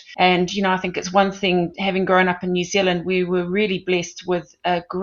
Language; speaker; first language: English; native; English